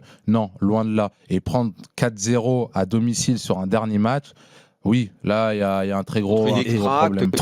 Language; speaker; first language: French; native; French